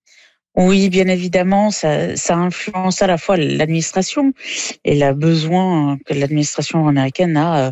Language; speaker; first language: French; non-native, fluent; English